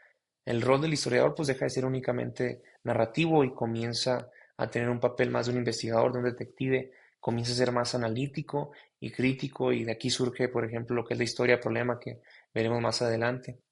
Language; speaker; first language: Spanish; native; Spanish